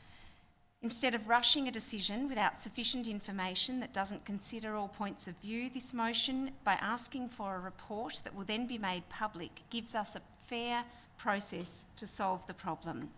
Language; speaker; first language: English; native; English